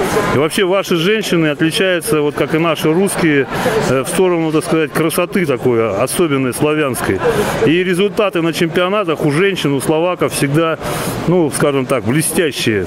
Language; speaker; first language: Russian; native; Russian